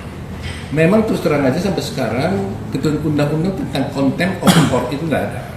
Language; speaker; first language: Indonesian; native; Indonesian